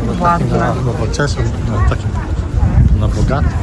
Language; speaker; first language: Polish; non-native, learner; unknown